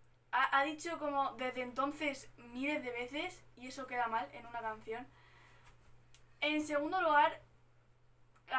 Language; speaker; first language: Spanish; native; Spanish